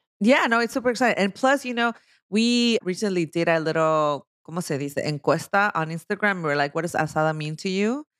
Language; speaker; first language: English; non-native, fluent; Spanish